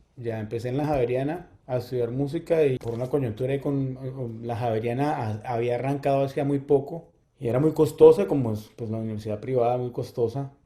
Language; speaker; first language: Spanish; native; Spanish